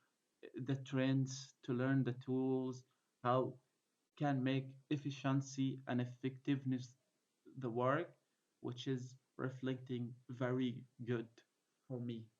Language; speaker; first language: English; non-native, fluent; Arabic